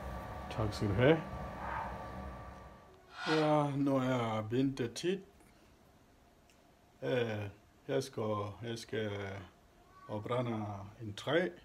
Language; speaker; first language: Danish; non-native, learner; Achinese